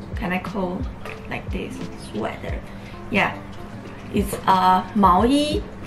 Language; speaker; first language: English; non-native, learner; Chinese